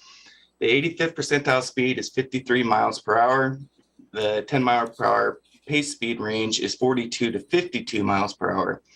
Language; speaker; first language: English; native; English